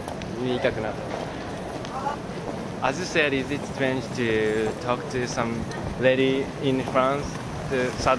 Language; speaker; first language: English; non-native, learner; Japanese